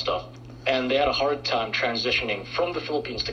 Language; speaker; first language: English; early bilingual, other home language; Filipino